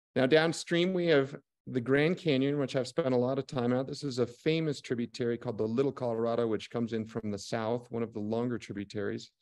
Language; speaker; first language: English; native; English